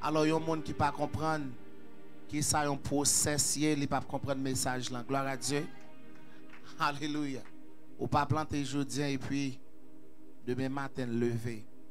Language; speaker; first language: French; native; French